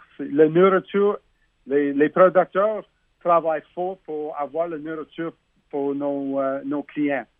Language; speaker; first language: French; non-native, learner; English